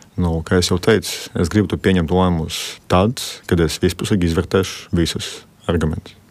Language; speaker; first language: Latvian; non-native, local second language; Russian